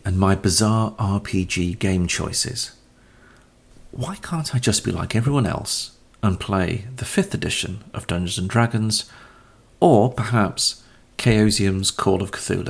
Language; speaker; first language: English; native; English